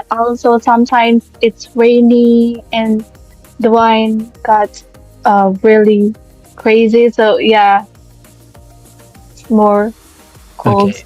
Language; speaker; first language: English; non-native, learner; Indonesian